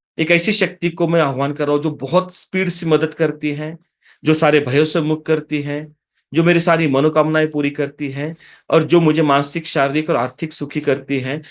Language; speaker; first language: Hindi; non-native, local second language; Marathi